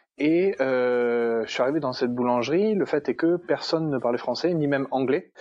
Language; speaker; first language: French; native; French